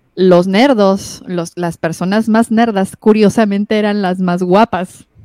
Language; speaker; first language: Spanish; native; Spanish